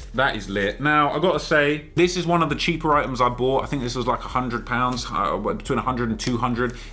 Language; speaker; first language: English; native; English